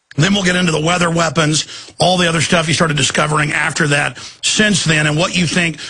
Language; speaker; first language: English; native; English